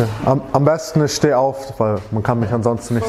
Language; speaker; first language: German; native; German